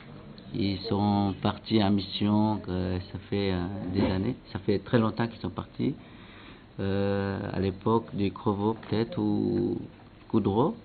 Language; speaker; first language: French; non-native, local second language; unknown